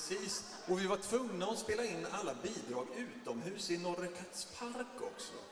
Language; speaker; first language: Swedish; native; Swedish